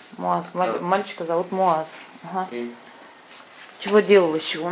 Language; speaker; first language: Russian; native; Russian